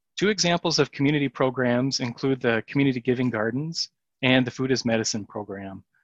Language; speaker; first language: English; native; English